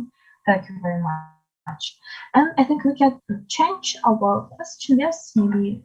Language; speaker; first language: English; non-native, learner; Ukrainian